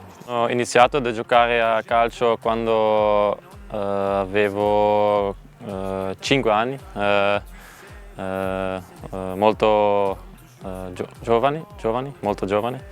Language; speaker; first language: Italian; non-native, learner; Dutch